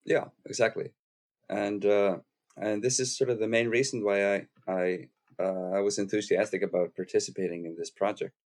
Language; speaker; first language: English; non-native, fluent; Icelandic